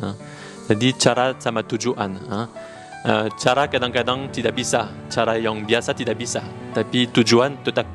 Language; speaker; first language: Indonesian; non-native, learner; French